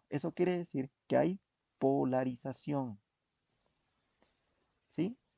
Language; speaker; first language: Spanish; native; Spanish